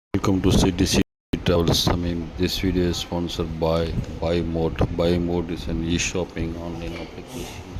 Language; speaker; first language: English; non-native, local second language; Tamil